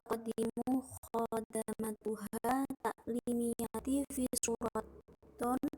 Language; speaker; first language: Arabic; non-native, learner; Indonesian